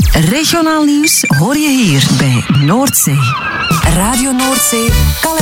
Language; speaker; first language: Dutch; native; Dutch